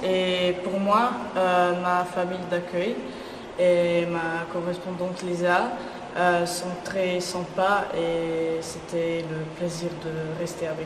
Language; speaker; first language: French; non-native, learner; Croatian